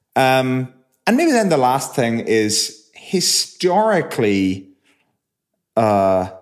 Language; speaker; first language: English; native; English